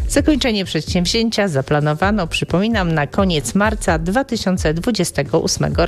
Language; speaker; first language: Polish; native; Polish